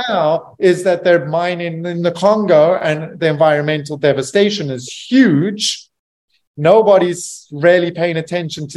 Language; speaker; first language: English; native; English